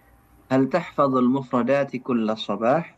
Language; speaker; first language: Arabic; non-native, fluent; Indonesian